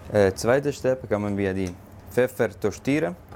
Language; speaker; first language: German; non-native, learner; Italian